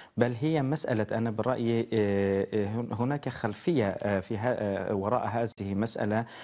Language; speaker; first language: Arabic; non-native, fluent; Turkish